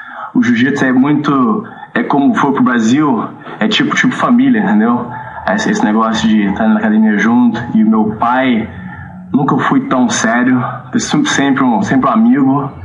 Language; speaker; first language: Portuguese; early bilingual, heritage; Portuguese